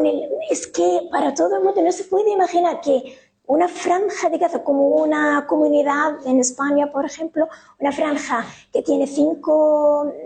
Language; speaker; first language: Spanish; non-native, fluent; Arabic